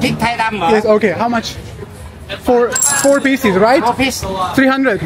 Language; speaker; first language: English; non-native, fluent; Urdu